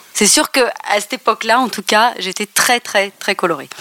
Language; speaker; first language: French; native; French